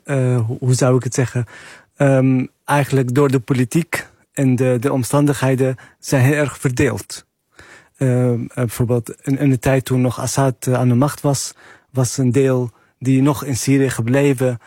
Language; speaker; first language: Dutch; non-native, fluent; Arabic